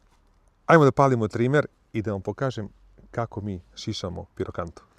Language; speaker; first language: Croatian; native; Croatian